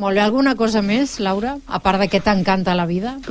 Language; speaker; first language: Catalan; native; Catalan